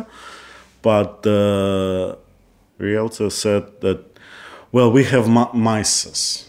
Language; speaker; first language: English; non-native, fluent; Kazakh